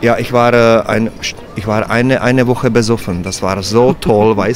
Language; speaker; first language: German; non-native, learner; Czech